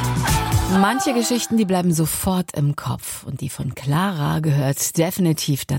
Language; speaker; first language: German; native; German